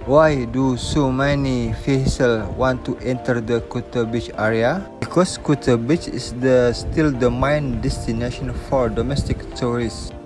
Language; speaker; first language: English; non-native, local second language; Indonesian